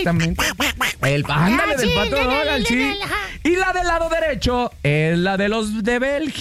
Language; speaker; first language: Spanish; native; Spanish